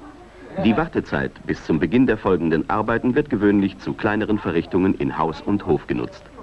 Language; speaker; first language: German; native; German